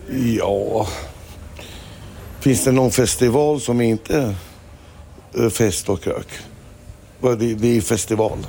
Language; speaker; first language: Swedish; non-native, fluent; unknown